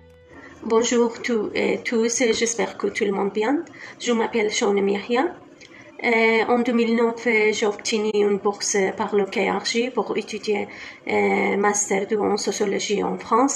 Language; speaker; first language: French; non-native, learner; Kurdish